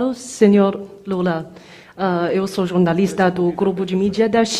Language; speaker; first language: Portuguese; non-native, fluent; Chinese